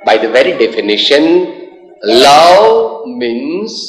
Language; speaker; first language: English; non-native, local second language; Gujarati